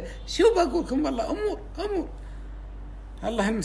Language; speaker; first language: Arabic; native; Arabic